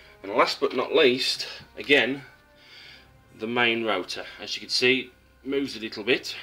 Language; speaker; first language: English; native; English